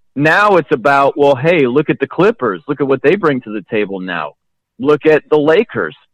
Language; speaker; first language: English; native; English